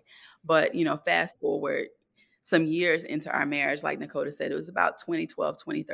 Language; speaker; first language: English; native; English